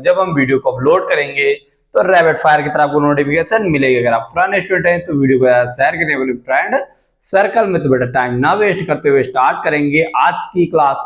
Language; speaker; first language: Hindi; native; Hindi